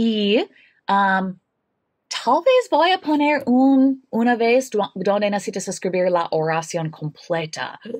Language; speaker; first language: Spanish; non-native, learner; English